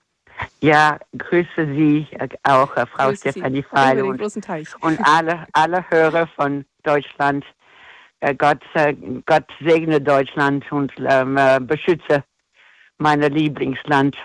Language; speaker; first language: German; non-native, fluent; English